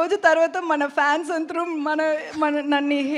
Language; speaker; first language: Telugu; non-native, learner; Tamil